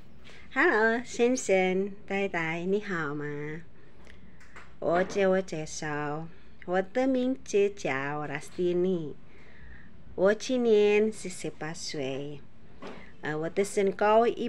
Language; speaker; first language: Chinese; non-native, learner; Indonesian